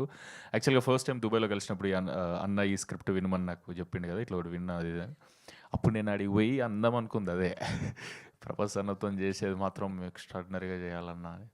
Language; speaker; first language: Telugu; native; Telugu